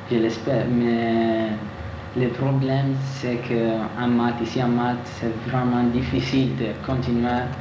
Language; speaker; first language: French; non-native, learner; Italian